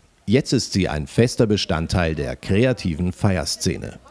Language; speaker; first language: German; native; German